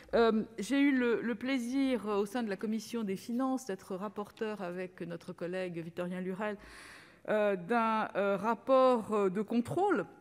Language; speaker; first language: French; native; French